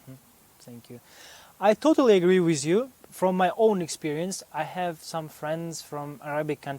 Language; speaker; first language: English; non-native, fluent; Uzbek